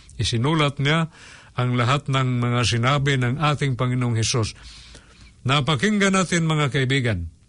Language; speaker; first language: Filipino; non-native, local second language; Cebuano